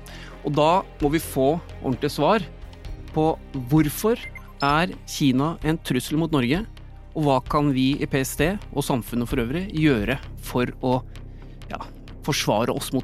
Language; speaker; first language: Norwegian; native; Norwegian